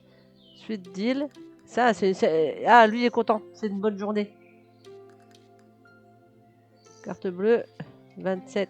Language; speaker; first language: French; native; French